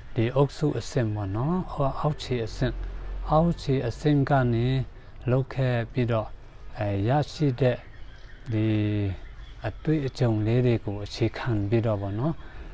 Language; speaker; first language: Burmese; non-native, local second language; Pa'o Karen